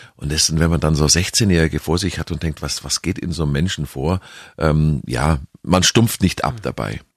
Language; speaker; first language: German; native; German